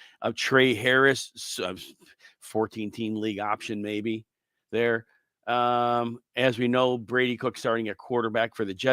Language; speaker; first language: English; native; English